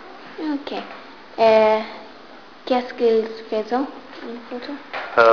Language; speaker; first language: French; non-native, learner; English